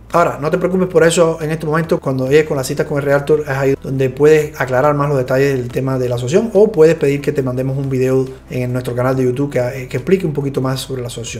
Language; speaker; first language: Spanish; native; Spanish